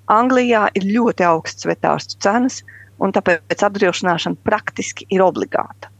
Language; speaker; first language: Latvian; native; Latvian